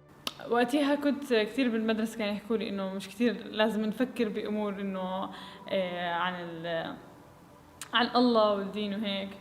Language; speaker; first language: Arabic; native; Arabic